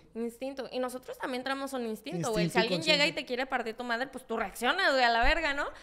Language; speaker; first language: Spanish; native; Spanish